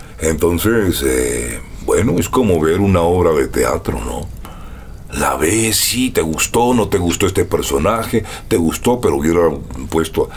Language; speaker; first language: Spanish; native; Spanish